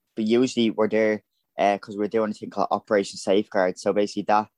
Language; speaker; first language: English; native; English